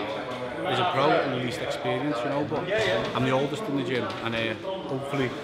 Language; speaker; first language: English; native; English